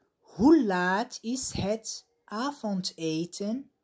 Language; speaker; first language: Dutch; non-native, fluent; Arabic